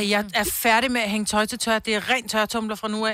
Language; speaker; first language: Danish; native; Danish